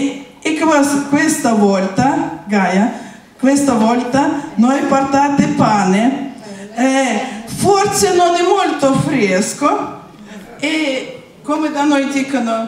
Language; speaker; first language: Italian; non-native, learner; Russian